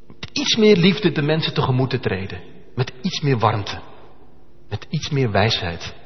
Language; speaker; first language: Dutch; native; Dutch